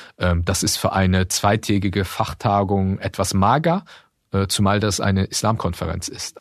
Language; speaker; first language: German; early bilingual, other home language; Turkish